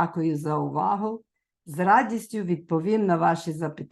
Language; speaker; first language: Ukrainian; early bilingual, heritage; Ukrainian